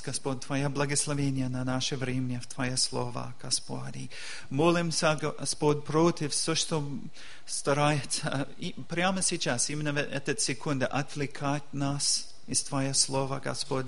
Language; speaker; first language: Russian; non-native, learner; English